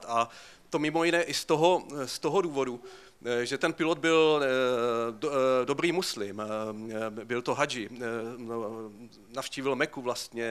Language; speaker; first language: Czech; native; Czech